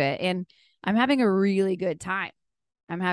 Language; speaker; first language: English; native; English